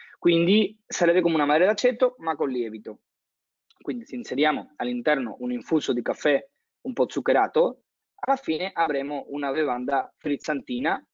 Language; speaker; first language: Italian; non-native, fluent; Spanish